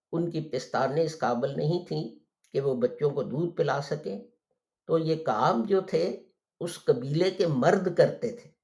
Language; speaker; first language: Urdu; native; Urdu